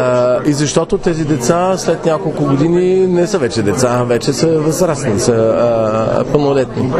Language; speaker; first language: Bulgarian; non-native, fluent; French